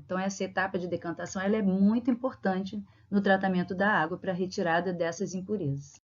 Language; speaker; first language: Portuguese; native; Portuguese